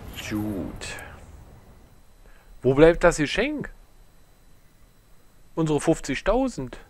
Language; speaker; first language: German; native; German